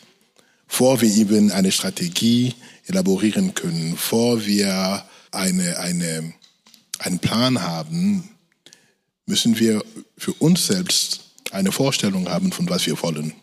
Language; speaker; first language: German; non-native, fluent; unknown